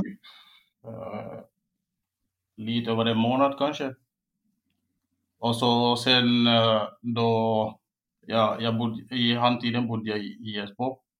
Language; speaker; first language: Swedish; non-native, fluent; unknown